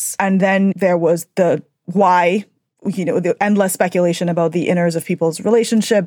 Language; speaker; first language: English; native; English